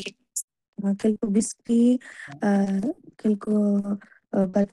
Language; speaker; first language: French; non-native, learner; Bangla